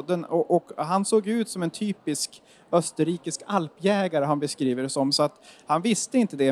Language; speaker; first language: Swedish; native; Swedish